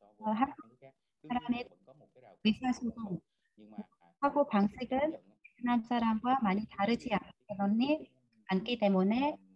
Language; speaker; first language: Korean; non-native, fluent; Vietnamese